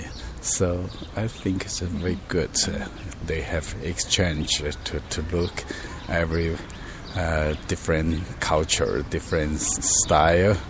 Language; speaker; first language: English; non-native, learner; Chinese